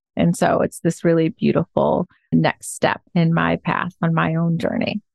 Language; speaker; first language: English; native; English